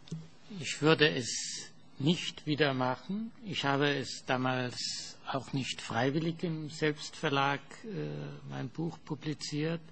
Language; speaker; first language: German; non-native, fluent; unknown